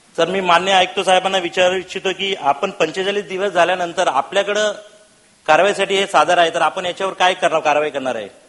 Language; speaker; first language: Marathi; non-native, local second language; Hindi